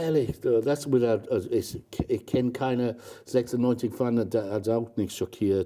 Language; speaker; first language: German; non-native, fluent; English